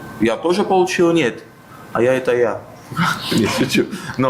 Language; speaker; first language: Russian; non-native, fluent; Italian